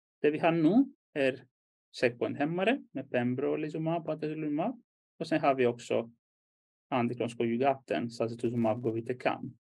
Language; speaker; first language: Swedish; non-native, fluent; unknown